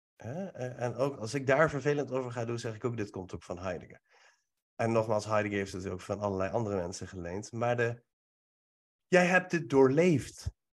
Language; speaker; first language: Dutch; early bilingual, other home language; Persian